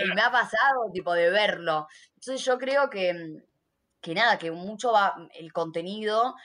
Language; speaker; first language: Spanish; native; Spanish